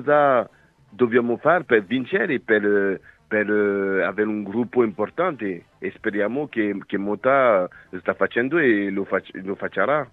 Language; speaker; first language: Italian; non-native, fluent; French